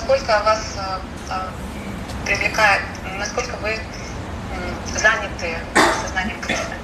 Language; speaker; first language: Russian; native; Russian